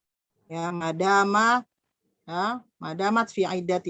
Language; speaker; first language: Arabic; non-native, fluent; Indonesian